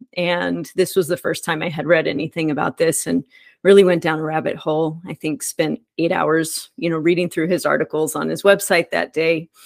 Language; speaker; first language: English; native; English